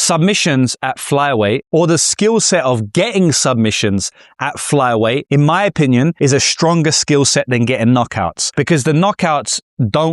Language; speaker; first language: English; native; English